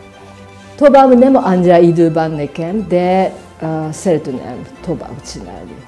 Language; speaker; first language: Hungarian; non-native, learner; Japanese